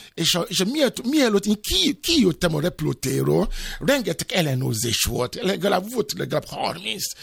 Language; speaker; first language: Hungarian; non-native, learner; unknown